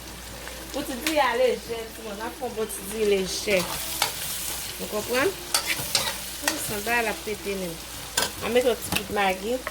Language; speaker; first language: French; non-native, learner; Haitian Creole